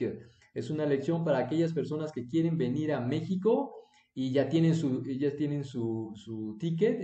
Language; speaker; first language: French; non-native, learner; Spanish